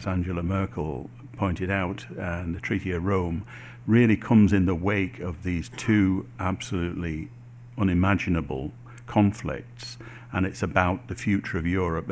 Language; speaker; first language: English; native; English